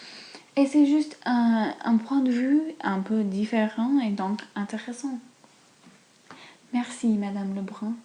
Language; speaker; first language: French; non-native, fluent; English